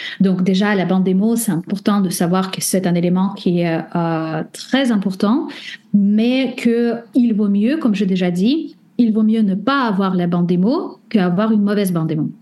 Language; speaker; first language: French; non-native, fluent; Russian